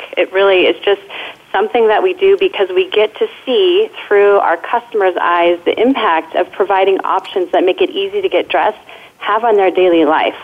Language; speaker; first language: English; native; English